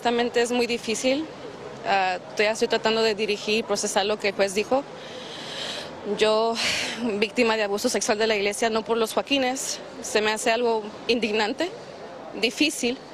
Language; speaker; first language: Spanish; native; Spanish